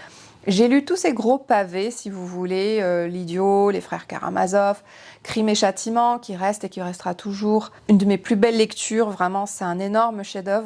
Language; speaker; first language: French; native; French